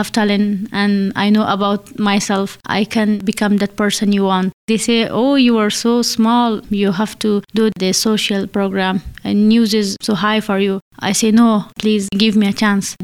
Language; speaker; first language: English; non-native, learner; Persian